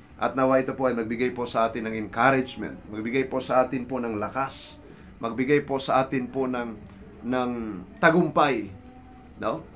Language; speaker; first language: Filipino; non-native, local second language; Cebuano